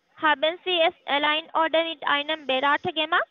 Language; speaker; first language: German; non-native, learner; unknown